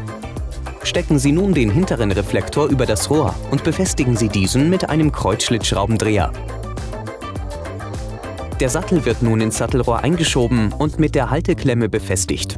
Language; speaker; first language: German; native; German